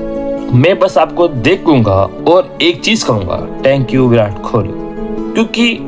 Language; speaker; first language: Hindi; non-native, local second language; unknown